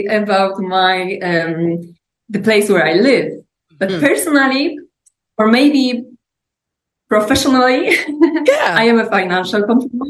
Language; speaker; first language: English; non-native, fluent; Polish